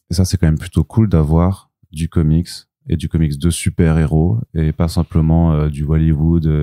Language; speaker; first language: French; native; French